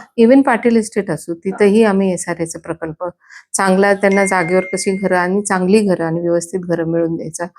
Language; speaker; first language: Marathi; native; Marathi